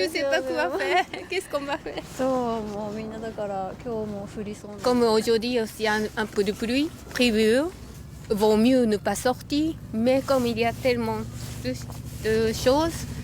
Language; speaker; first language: French; non-native, fluent; Japanese